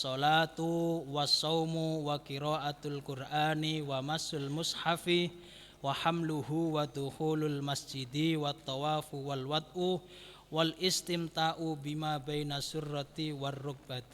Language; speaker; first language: Arabic; non-native, fluent; Javanese